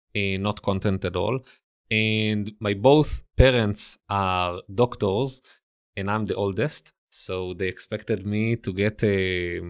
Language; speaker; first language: English; non-native, fluent; Hebrew